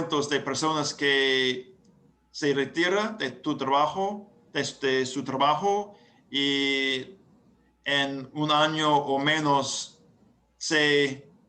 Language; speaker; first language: Spanish; non-native, learner; English